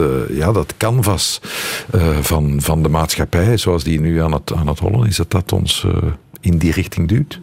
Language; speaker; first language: Dutch; native; Dutch